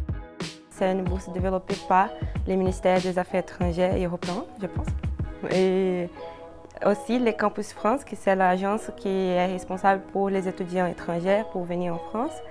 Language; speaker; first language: French; non-native, fluent; Portuguese